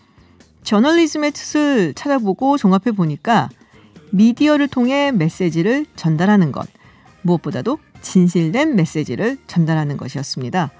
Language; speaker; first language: Korean; native; Korean